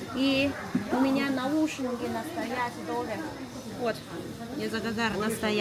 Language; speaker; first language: Russian; non-native, learner; Chinese